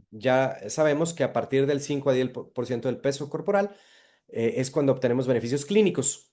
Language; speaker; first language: Spanish; native; Spanish